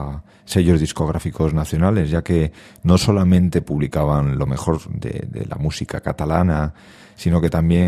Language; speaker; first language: Spanish; native; Spanish